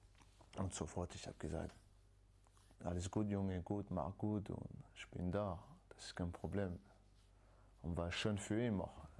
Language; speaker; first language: German; non-native, learner; French